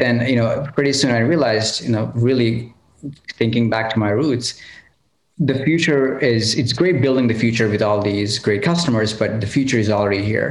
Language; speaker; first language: English; non-native, local second language; Telugu